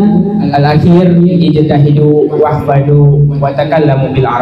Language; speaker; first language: Arabic; non-native, learner; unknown